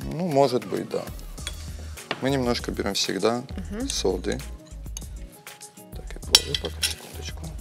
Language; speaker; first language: Russian; native; Russian